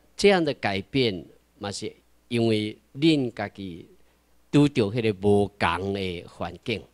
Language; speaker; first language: Chinese; non-native, local second language; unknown